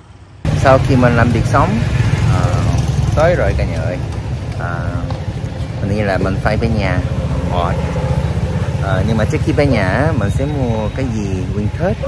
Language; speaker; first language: Vietnamese; non-native, learner; Korean